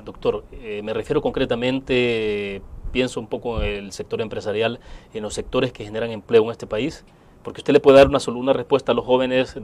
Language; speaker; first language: Spanish; native; Spanish